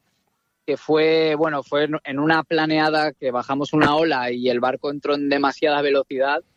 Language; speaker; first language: Spanish; native; Spanish